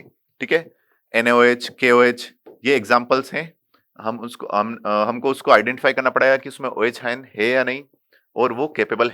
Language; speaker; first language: Hindi; native; Hindi